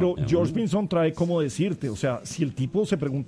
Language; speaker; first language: Spanish; native; Spanish